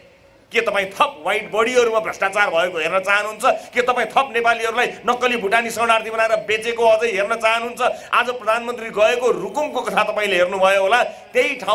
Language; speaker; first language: Nepali; native; Nepali